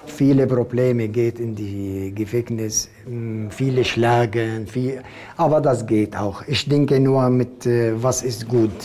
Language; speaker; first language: German; non-native, learner; Arabic